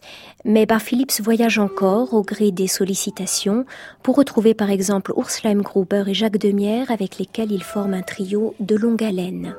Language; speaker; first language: French; native; French